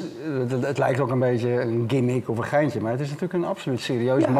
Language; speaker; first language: Dutch; native; Dutch